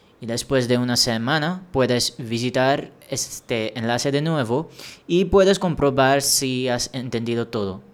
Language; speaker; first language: Spanish; non-native, fluent; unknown